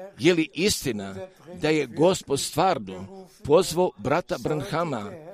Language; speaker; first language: Croatian; early bilingual, heritage; Serbian